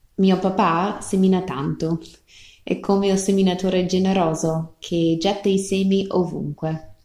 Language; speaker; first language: Italian; non-native, fluent; English